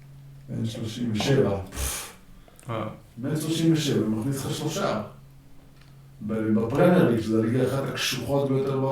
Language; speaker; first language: Hebrew; native; Hebrew